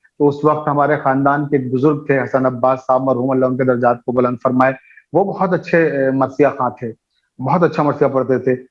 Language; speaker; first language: Urdu; native; Urdu